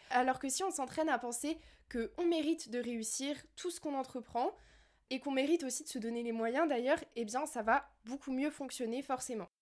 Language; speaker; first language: French; native; French